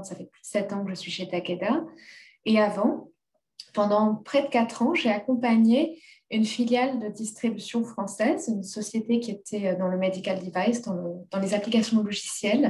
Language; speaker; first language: French; native; French